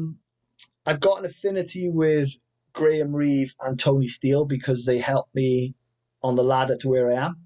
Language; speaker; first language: English; native; English